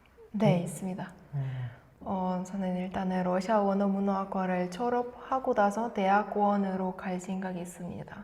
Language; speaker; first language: Korean; non-native, fluent; Russian